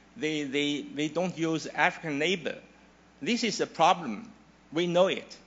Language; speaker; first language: English; non-native, fluent; Chinese